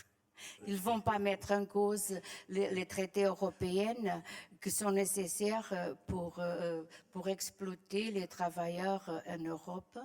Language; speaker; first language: French; non-native, fluent; Portuguese